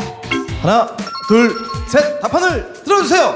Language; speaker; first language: Korean; native; Korean